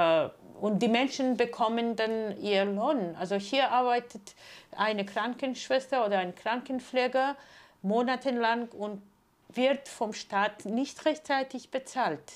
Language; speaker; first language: German; non-native, fluent; Georgian